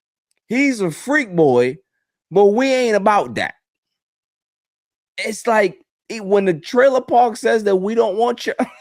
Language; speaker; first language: English; native; English